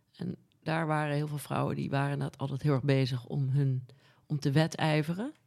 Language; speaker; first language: Dutch; native; Dutch